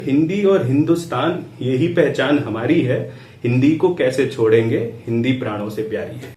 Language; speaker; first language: Hindi; native; Hindi